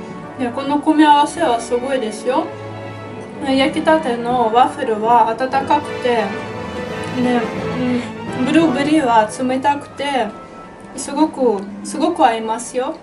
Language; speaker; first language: Japanese; non-native, fluent; Russian